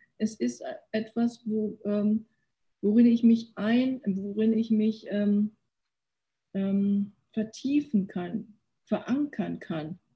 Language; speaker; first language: German; early bilingual, other home language; Korean